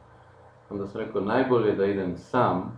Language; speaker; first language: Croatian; non-native, local second language; Slovenian